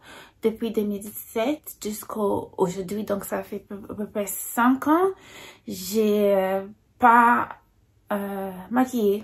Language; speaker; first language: French; non-native, fluent; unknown